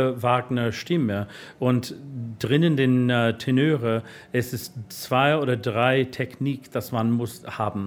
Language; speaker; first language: German; non-native, learner; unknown